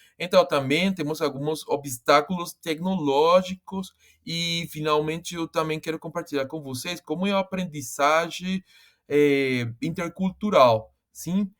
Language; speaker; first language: Portuguese; non-native, fluent; Spanish